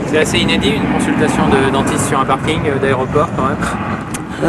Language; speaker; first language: French; native; French